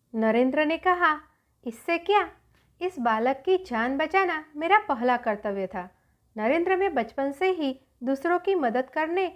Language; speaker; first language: Hindi; non-native, local second language; Gujarati